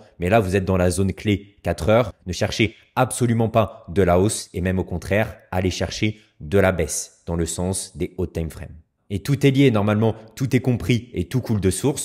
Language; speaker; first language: French; native; French